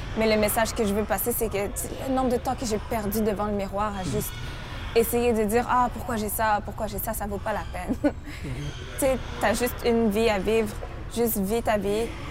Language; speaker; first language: French; early bilingual, heritage; French